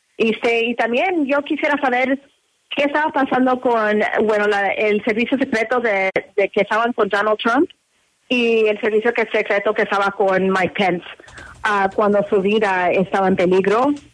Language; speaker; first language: Spanish; early bilingual, heritage; English